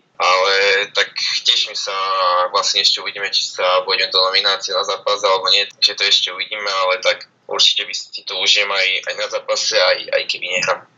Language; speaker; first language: Slovak; native; Slovak